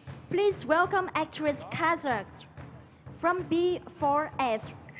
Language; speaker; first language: English; non-native, fluent; Vietnamese